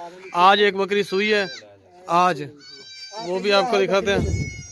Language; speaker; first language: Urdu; non-native, local second language; Punjabi